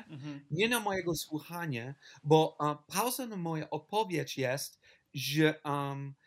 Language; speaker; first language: Polish; non-native, learner; English